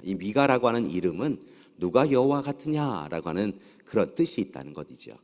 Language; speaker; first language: Korean; native; Korean